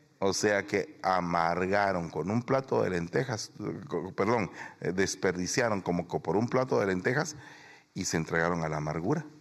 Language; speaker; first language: Spanish; native; Spanish